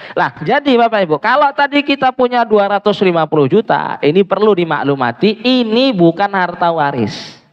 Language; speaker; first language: Indonesian; native; Indonesian